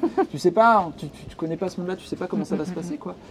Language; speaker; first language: French; native; French